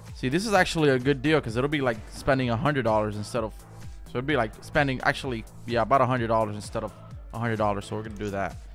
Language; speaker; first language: English; native; English